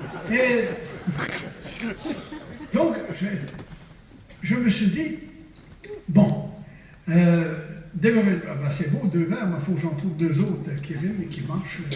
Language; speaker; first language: French; native; French